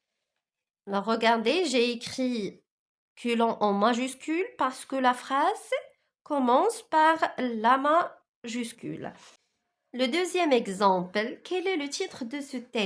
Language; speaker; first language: French; non-native, local second language; Arabic